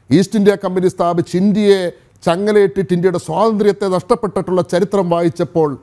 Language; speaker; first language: Malayalam; native; Malayalam